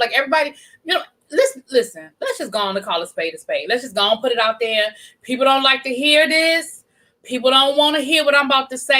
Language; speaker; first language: English; native; English